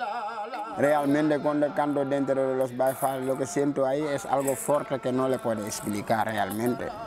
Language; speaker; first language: Spanish; non-native, local second language; Wolof